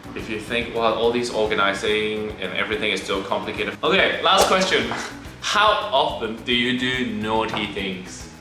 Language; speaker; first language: English; non-native, local second language; Cantonese